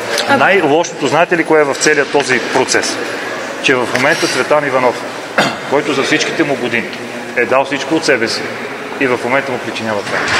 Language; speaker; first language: Bulgarian; native; Bulgarian